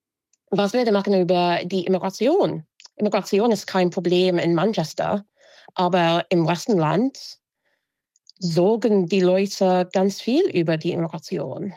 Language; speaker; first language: German; non-native, fluent; English